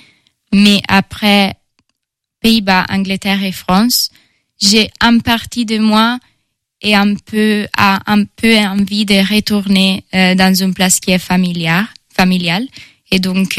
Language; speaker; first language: French; non-native, fluent; Italian